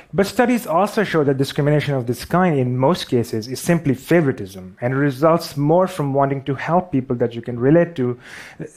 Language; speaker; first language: English; non-native, local second language; Urdu